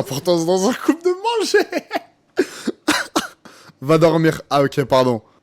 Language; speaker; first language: French; native; French